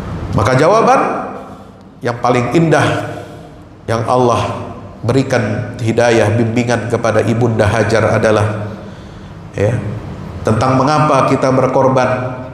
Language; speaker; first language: Indonesian; native; Indonesian